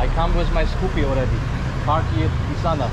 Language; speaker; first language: English; non-native, fluent; German